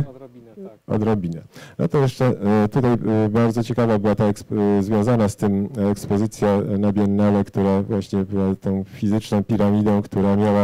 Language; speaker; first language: Polish; native; Polish